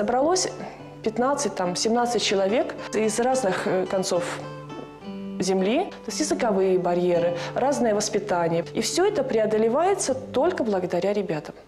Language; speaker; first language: Russian; native; Russian